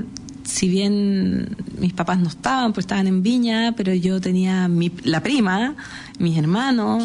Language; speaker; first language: Spanish; native; Spanish